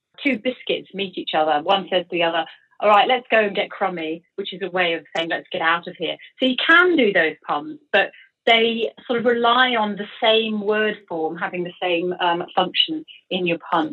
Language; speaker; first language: English; native; English